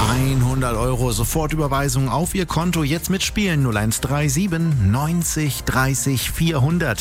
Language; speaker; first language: German; native; German